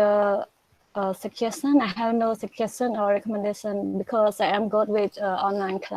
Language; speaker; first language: English; non-native, learner; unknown